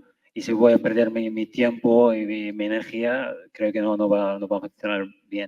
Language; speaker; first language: Spanish; non-native, fluent; Arabic